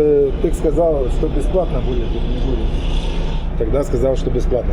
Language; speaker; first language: Russian; non-native, fluent; Lithuanian